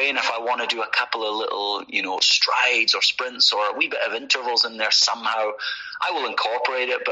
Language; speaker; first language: English; native; English